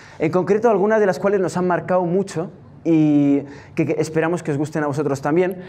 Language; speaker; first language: Spanish; non-native, fluent; Italian